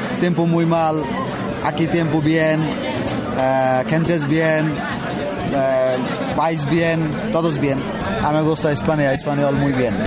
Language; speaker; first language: Spanish; non-native, learner; Bangla